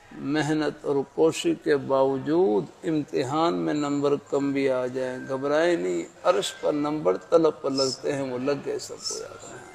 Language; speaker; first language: Urdu; native; Urdu